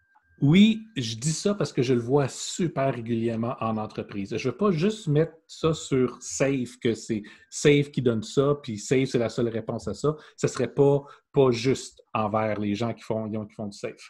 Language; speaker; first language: French; native; French